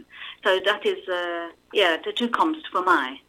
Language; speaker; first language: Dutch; non-native, learner; English